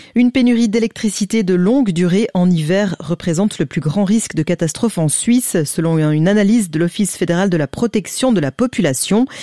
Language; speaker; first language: French; native; French